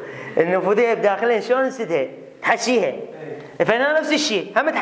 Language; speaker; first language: Arabic; native; Arabic